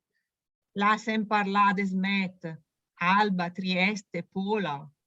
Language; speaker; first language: Italian; native; Italian